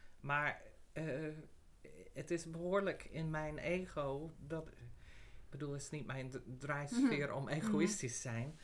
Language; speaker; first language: Dutch; non-native, fluent; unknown